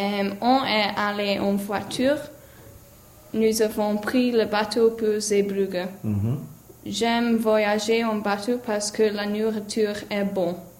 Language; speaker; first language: French; non-native, learner; English